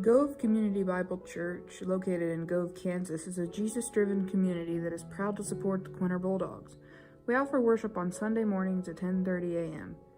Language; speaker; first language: English; native; English